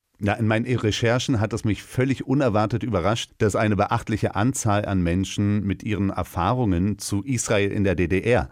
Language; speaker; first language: German; native; German